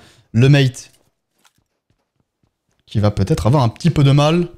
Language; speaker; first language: French; native; French